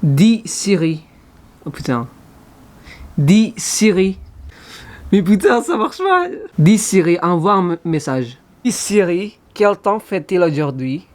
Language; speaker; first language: French; non-native, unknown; Indonesian